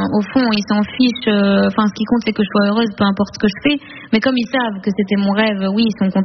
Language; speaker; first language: French; native; French